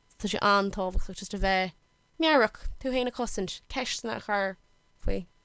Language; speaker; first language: Irish; non-native, local second language; English